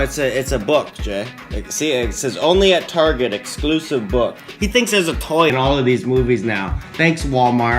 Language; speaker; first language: English; native; English